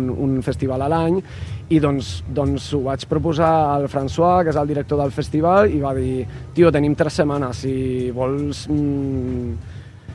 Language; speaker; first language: Catalan; non-native, local second language; Spanish